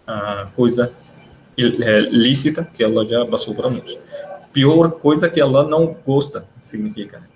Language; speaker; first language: Portuguese; non-native, learner; Arabic